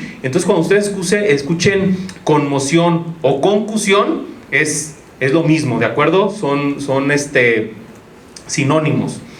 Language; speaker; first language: Spanish; native; Spanish